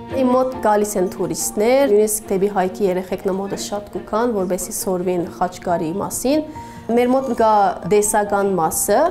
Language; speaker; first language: Armenian; early bilingual, heritage; Armenian